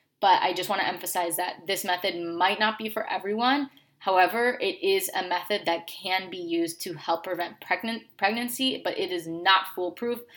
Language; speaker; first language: English; native; English